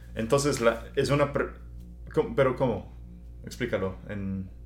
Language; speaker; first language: Spanish; non-native, fluent; English